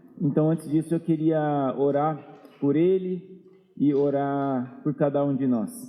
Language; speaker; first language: Portuguese; native; Portuguese